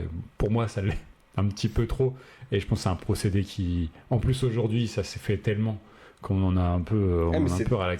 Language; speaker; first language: French; native; French